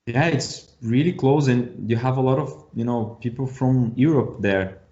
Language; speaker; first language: English; non-native, learner; Portuguese